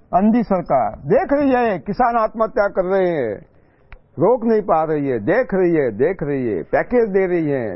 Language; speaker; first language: Hindi; non-native, local second language; Marathi